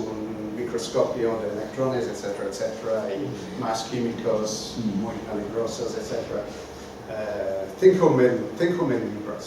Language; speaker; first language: Spanish; non-native, fluent; English